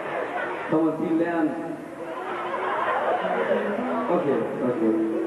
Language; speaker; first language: German; non-native, fluent; English